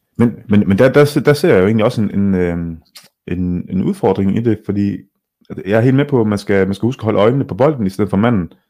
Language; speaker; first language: Danish; early bilingual, other home language; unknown